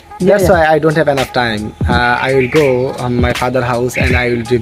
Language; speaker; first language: English; non-native, learner; Bangla